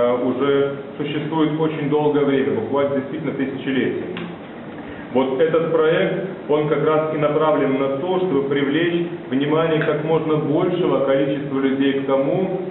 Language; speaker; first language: Russian; native; Russian